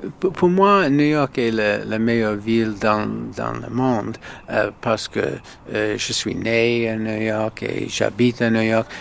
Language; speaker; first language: French; non-native, learner; English